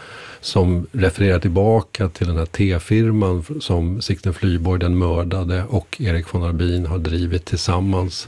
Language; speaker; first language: Swedish; native; Swedish